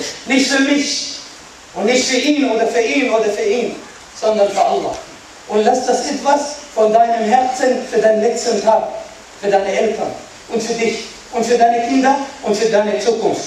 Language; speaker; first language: German; non-native, fluent; Arabic